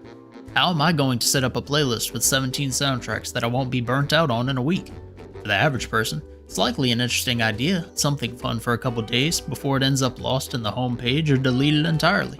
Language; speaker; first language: English; native; English